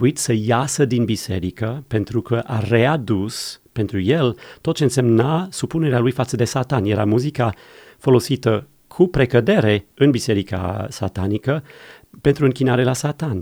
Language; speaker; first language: Romanian; non-native, fluent; English